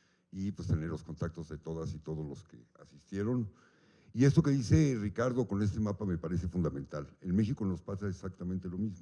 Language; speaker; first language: Spanish; native; Spanish